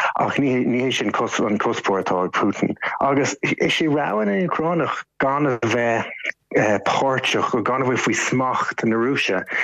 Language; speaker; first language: Irish; non-native, local second language; English